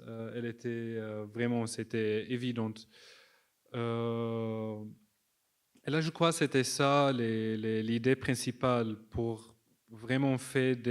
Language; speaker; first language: French; non-native, fluent; Arabic